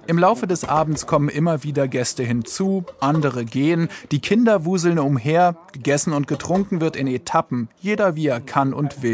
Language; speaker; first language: German; native; German